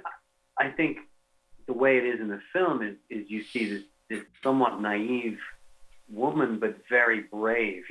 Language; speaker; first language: English; native; English